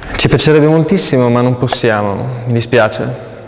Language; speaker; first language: Italian; native; Italian